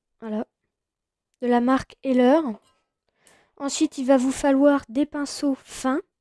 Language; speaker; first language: French; native; French